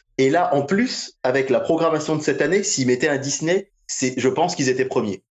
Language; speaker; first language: French; native; French